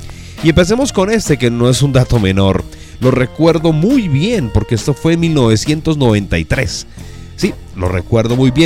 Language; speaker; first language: Spanish; native; Spanish